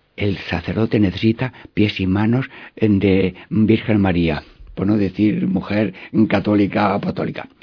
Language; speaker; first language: Spanish; native; Spanish